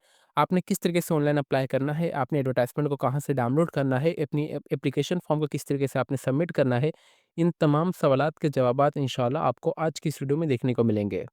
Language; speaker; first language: Hindi; non-native, local second language; Punjabi